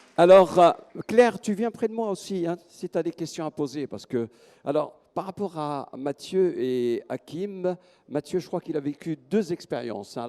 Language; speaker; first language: French; native; French